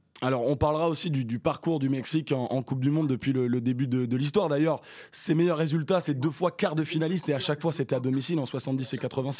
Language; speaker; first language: French; native; French